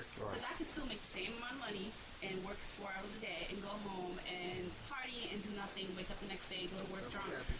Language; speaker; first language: English; early bilingual, other home language; Bosnian